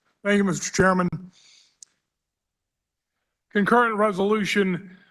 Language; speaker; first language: English; native; English